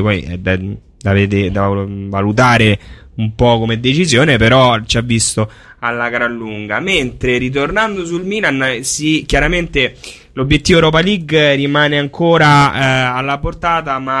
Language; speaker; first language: Italian; native; Italian